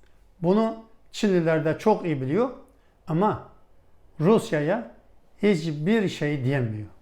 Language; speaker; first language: Turkish; non-native, fluent; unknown